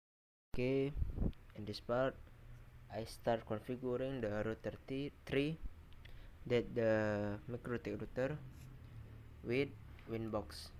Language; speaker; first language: English; non-native, learner; Indonesian